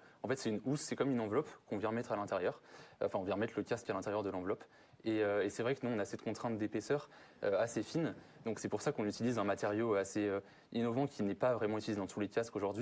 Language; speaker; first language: French; native; French